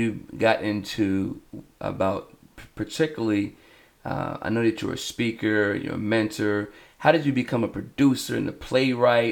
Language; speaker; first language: English; native; English